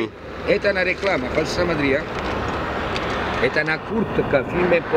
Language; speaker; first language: Russian; non-native, learner; Italian